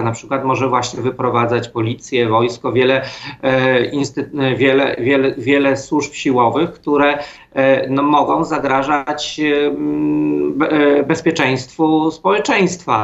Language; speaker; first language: Polish; native; Polish